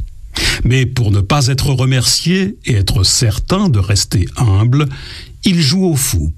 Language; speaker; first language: French; native; French